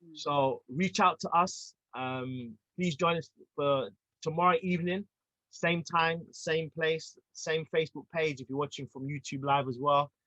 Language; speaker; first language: English; native; English